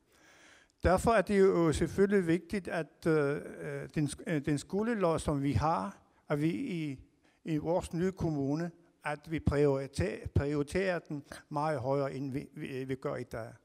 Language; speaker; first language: Danish; non-native, local second language; Kalaallisut